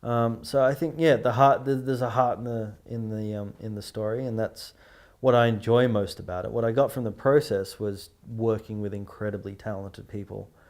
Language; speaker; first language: English; native; English